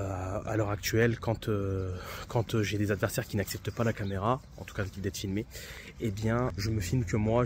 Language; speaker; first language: French; native; French